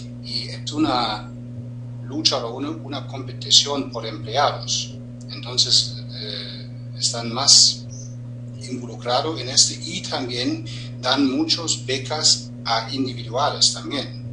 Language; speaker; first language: Spanish; non-native, fluent; German